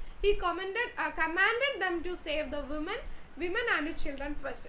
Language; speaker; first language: English; non-native, local second language; Malayalam